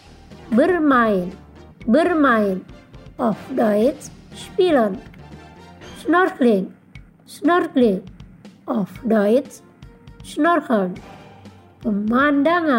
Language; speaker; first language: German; non-native, fluent; Indonesian